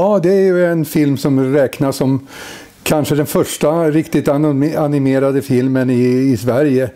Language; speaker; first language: Swedish; native; Swedish